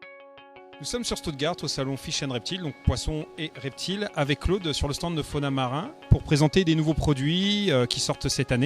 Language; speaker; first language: French; native; French